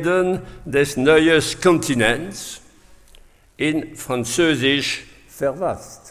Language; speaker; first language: German; non-native, fluent; French